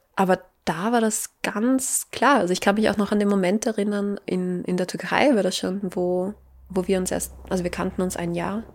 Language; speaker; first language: German; native; German